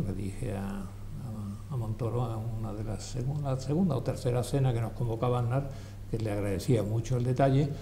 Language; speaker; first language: Spanish; native; Spanish